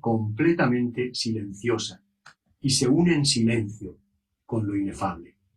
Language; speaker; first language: Spanish; native; Spanish